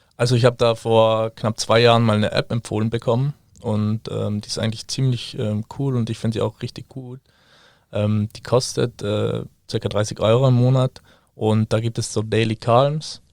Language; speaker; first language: German; native; German